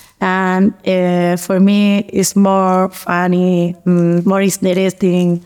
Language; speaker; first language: English; non-native, learner; Spanish